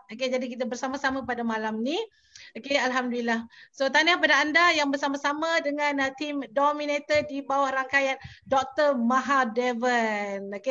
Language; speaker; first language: Malay; native; Malay